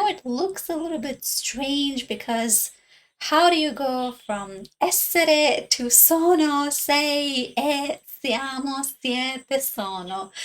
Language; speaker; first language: Italian; non-native, learner; English